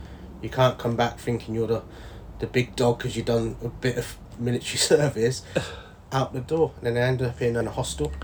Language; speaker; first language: English; native; English